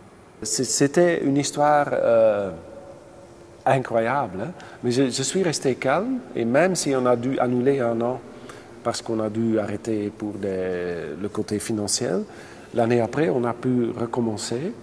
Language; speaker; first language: French; non-native, local second language; Dutch